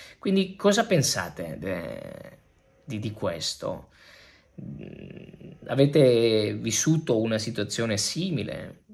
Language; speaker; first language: Italian; non-native, fluent; Spanish